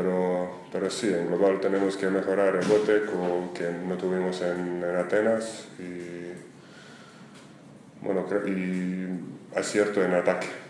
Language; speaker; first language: Spanish; non-native, fluent; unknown